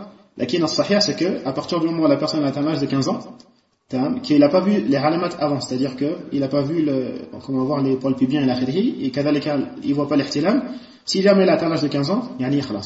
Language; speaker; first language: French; native; French